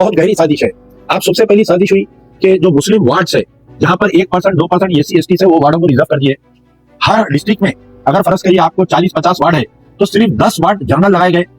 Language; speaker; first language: Hindi; non-native, local second language; Urdu